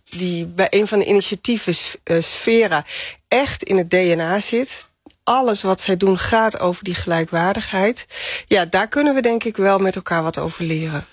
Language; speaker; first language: Dutch; native; Dutch